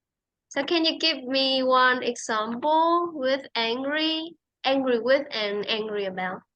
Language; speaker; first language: English; non-native, fluent; Vietnamese